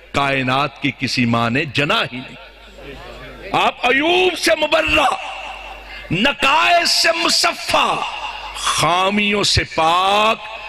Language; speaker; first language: Urdu; non-native, local second language; Punjabi